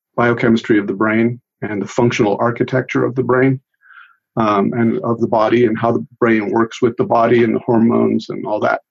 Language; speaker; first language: English; early bilingual, other home language; Italian